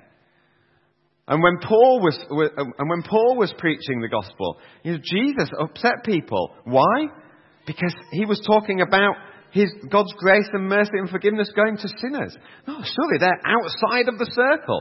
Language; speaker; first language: English; native; English